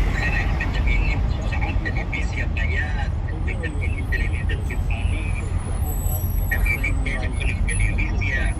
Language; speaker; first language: Hebrew; native; Hebrew